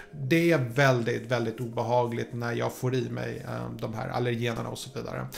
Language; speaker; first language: Swedish; early bilingual, other home language; Polish